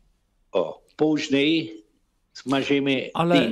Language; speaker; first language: Polish; non-native, learner; Italian